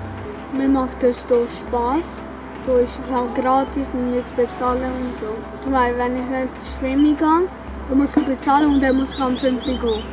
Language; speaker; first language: German; early bilingual, other home language; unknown